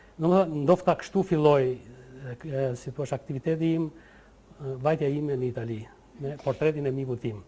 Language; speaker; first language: Albanian; native; Albanian